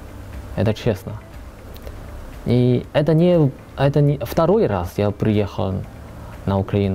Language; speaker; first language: Russian; non-native, learner; Chinese